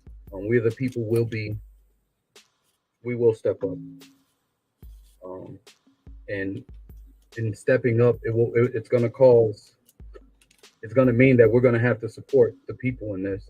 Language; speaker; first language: English; native; English